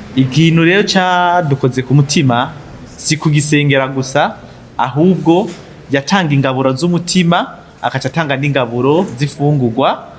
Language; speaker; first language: Rundi; native; Rundi